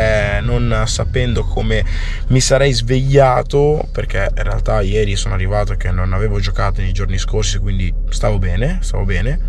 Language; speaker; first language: Italian; early bilingual, other home language; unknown